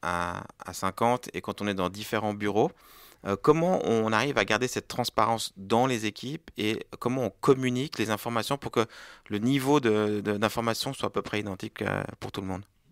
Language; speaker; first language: French; native; French